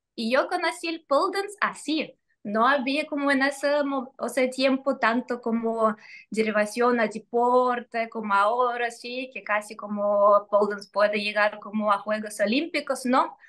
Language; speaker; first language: Spanish; non-native, fluent; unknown